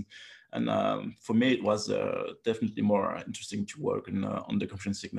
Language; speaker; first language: English; non-native, fluent; French